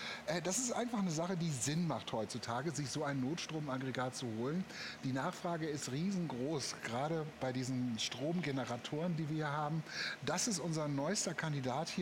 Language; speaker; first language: German; native; German